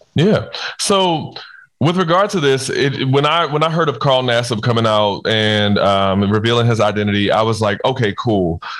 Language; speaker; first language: English; native; English